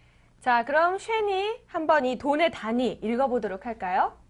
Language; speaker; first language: Korean; native; Korean